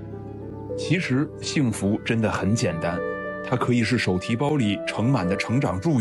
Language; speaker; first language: Chinese; native; Chinese